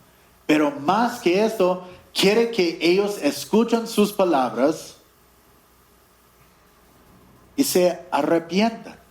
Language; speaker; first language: Spanish; non-native, fluent; English